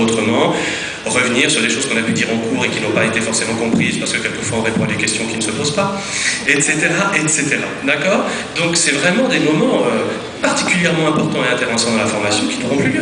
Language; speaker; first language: French; native; French